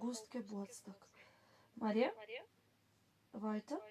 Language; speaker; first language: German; non-native, fluent; Macedonian